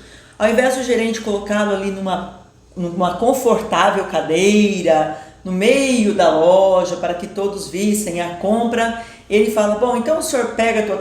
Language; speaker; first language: Portuguese; native; Portuguese